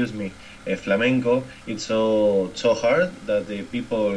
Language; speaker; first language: English; non-native, learner; Spanish